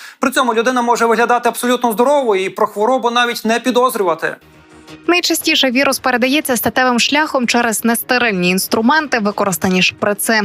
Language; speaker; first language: Ukrainian; native; Ukrainian